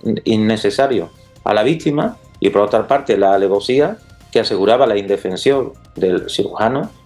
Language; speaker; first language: Spanish; native; Spanish